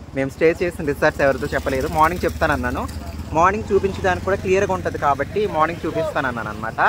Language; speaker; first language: Telugu; native; Telugu